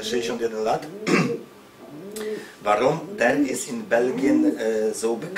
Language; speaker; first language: German; non-native, learner; Polish